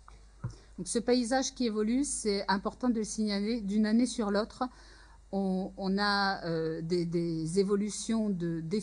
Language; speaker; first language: French; native; French